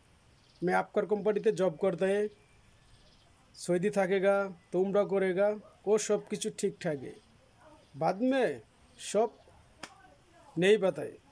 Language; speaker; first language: Hindi; non-native, learner; Bangla